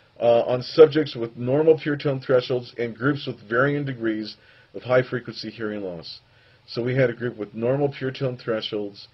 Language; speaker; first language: English; native; English